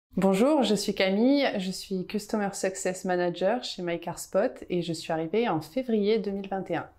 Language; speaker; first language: French; native; French